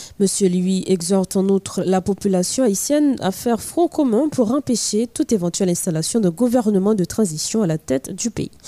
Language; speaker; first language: French; non-native, local second language; Haitian Creole